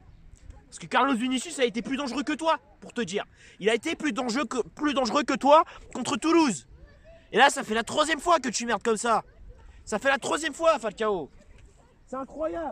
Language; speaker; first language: French; native; French